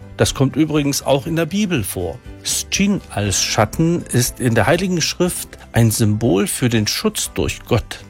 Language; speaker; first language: German; non-native, local second language; Upper Sorbian